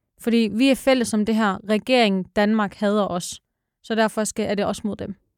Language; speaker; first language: Danish; early bilingual, other home language; Arabic